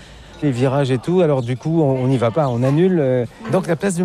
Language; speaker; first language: French; native; French